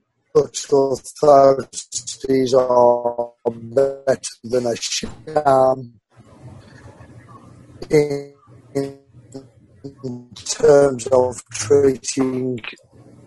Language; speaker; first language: English; native; English